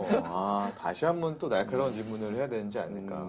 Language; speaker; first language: Korean; native; Korean